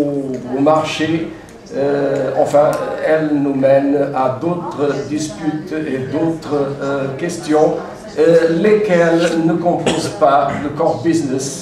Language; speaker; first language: French; non-native, fluent; Portuguese